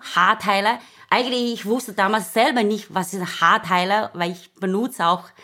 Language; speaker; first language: German; non-native, learner; Chinese